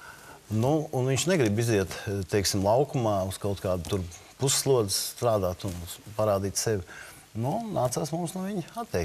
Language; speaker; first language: Latvian; native; Latvian